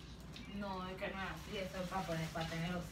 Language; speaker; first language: Spanish; native; Spanish